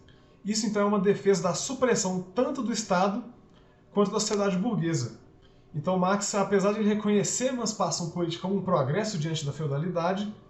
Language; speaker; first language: Portuguese; native; Portuguese